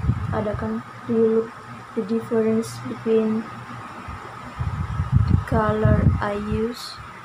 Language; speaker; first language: English; non-native, learner; Indonesian